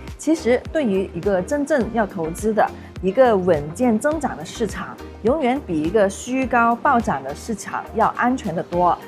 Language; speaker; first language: Chinese; native; Chinese